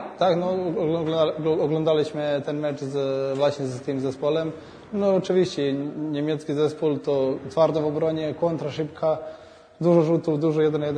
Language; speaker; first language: Polish; non-native, fluent; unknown